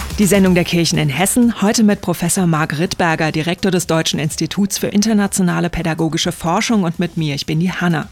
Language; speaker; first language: German; native; German